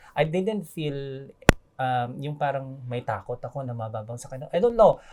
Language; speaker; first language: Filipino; non-native, local second language; Cebuano